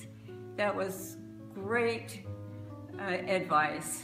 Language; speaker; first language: English; native; English